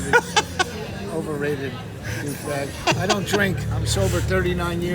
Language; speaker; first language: English; native; English